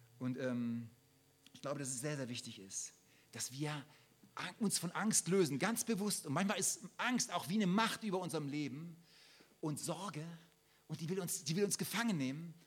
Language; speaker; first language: German; native; German